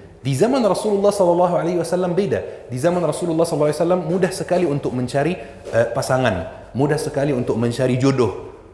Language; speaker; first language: Indonesian; non-native, fluent; Arabic